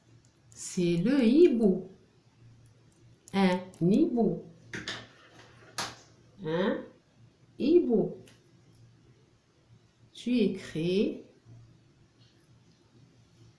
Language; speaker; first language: French; non-native, local second language; Arabic